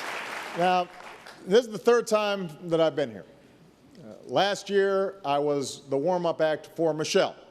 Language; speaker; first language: English; native; English